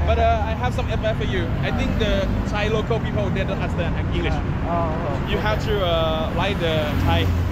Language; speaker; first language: English; non-native, learner; Thai